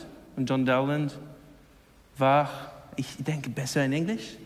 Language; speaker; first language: German; non-native, learner; English